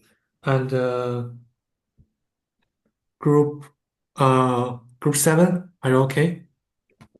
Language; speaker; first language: English; non-native, fluent; Chinese